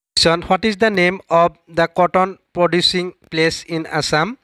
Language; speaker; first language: English; non-native, local second language; Assamese